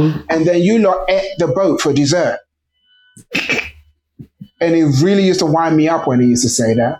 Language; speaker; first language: English; native; English